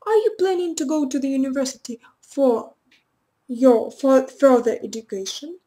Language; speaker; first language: English; non-native, fluent; Russian